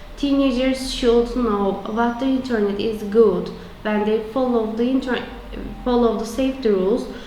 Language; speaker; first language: English; non-native, fluent; Turkish